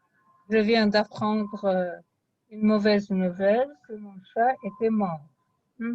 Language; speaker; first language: French; non-native, fluent; Russian